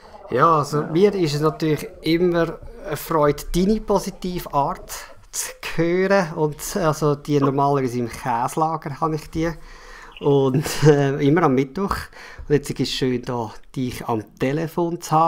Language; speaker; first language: German; native; German